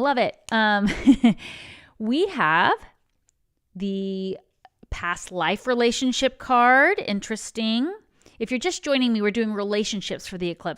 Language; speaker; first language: English; native; English